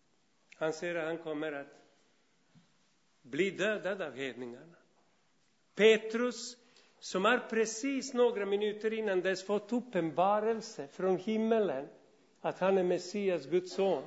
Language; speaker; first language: Swedish; non-native, fluent; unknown